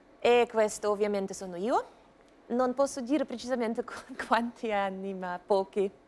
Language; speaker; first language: Italian; non-native, learner; Russian